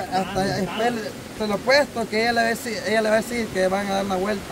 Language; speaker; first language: Spanish; native; Spanish